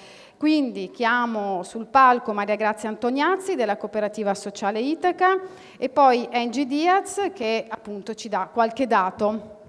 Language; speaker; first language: Italian; native; Italian